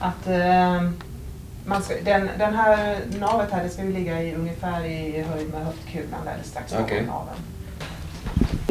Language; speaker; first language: Swedish; native; Swedish